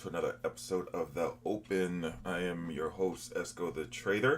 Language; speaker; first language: English; native; English